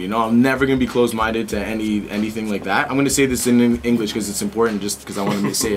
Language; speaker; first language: English; native; English